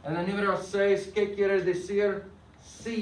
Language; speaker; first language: Spanish; non-native, fluent; English